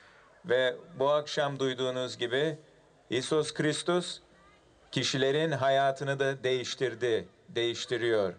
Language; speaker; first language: Turkish; early bilingual, heritage; Turkish